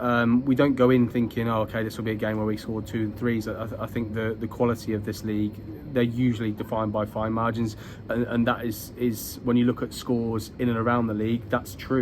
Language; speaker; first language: English; native; English